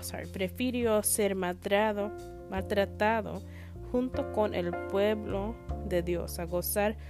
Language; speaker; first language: Spanish; non-native, learner; English